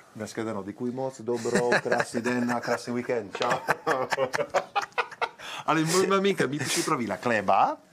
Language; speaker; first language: Czech; non-native, learner; Italian